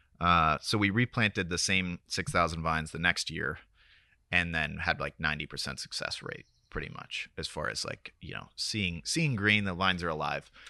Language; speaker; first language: English; native; English